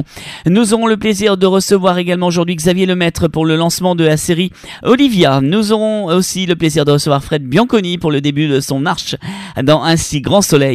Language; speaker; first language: French; native; French